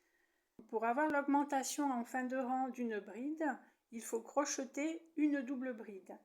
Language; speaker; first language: French; native; French